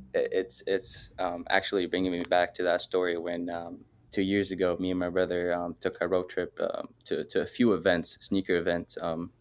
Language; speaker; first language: English; early bilingual, other home language; Arabic